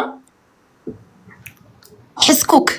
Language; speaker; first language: Arabic; native; Arabic